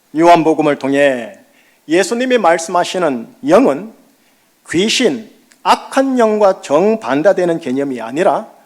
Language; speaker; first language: Korean; native; Korean